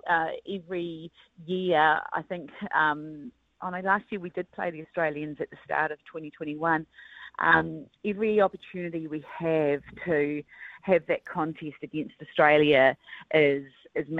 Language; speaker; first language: English; native; English